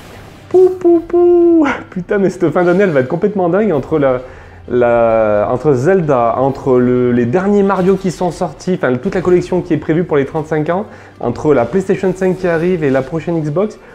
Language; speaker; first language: French; native; French